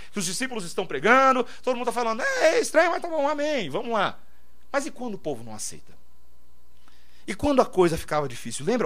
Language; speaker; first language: Portuguese; native; Portuguese